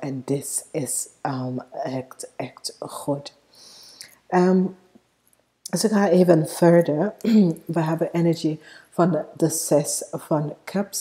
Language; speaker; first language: Dutch; non-native, fluent; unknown